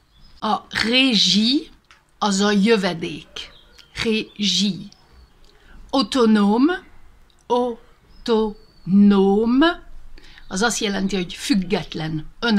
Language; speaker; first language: Hungarian; early bilingual, heritage; Hungarian